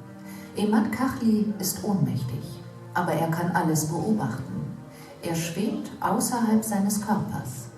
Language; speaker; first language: German; native; German